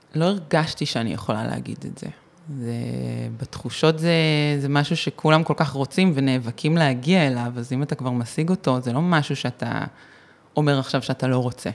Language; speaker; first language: Hebrew; native; Hebrew